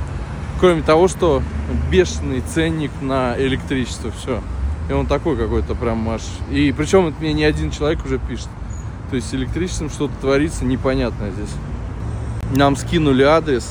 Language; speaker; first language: Russian; native; Russian